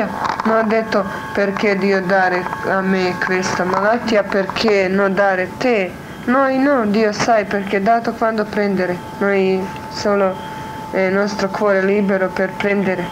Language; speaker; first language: Italian; non-native, learner; Croatian